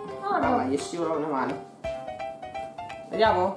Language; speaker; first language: Italian; native; Italian